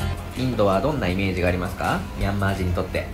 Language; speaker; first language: Japanese; native; Japanese